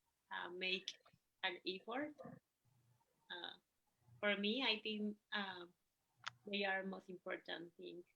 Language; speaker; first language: English; non-native, learner; Spanish